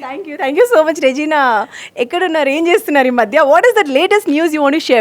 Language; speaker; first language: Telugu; native; Telugu